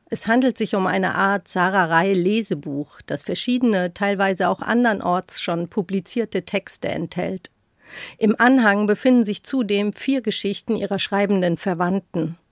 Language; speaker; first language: German; native; German